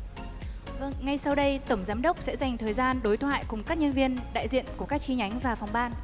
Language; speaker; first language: Vietnamese; native; Vietnamese